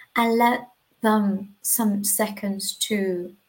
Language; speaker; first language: English; non-native, fluent; Spanish